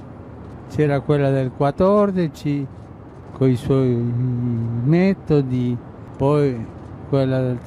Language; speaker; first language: Italian; non-native, fluent; Spanish